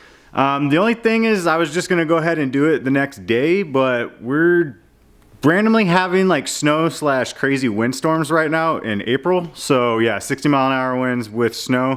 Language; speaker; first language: English; native; English